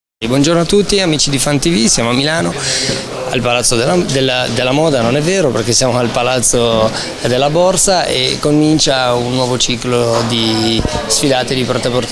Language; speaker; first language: Italian; native; Italian